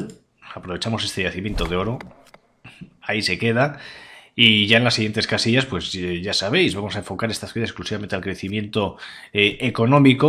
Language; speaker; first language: Spanish; native; Spanish